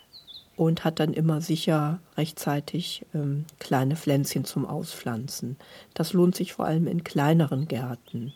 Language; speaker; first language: German; native; German